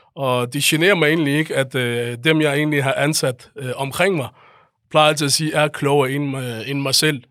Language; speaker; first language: Danish; early bilingual, other home language; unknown